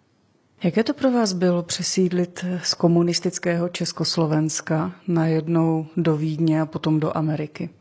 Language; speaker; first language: Czech; native; Czech